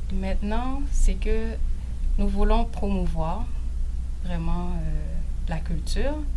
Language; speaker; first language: French; non-native, local second language; Haitian Creole